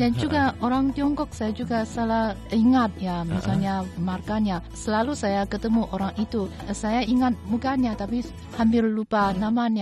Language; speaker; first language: Indonesian; non-native, fluent; Chinese